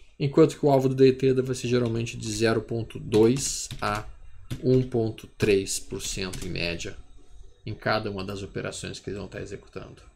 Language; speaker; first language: Portuguese; native; Portuguese